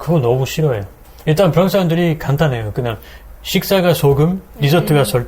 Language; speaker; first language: Korean; non-native, fluent; French